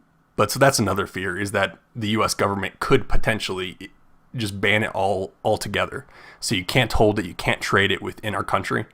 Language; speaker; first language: English; native; English